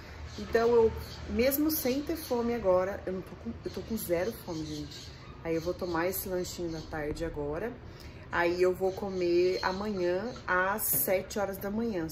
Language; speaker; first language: Portuguese; native; Portuguese